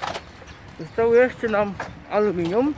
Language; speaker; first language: Polish; native; Polish